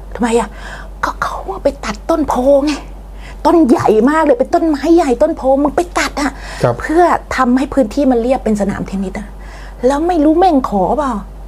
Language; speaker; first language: Thai; native; Thai